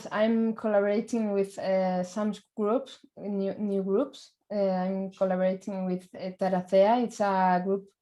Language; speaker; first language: English; non-native, learner; Spanish